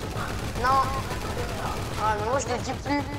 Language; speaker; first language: French; native; French